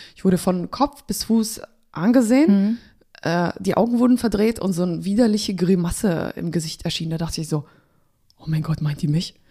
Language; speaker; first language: German; early bilingual, other home language; Polish